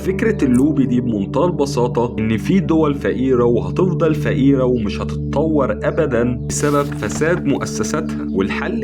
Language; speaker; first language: Arabic; native; Arabic